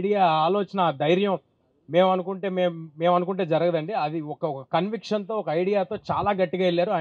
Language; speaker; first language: Telugu; native; Telugu